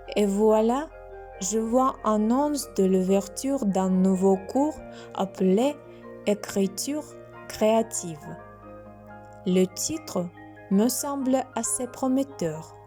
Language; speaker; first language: French; non-native, learner; Russian